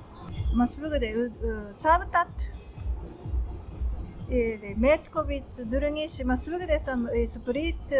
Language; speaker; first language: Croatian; non-native, learner; Japanese